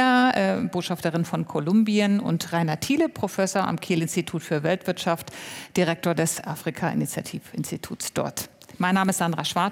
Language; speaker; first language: German; native; German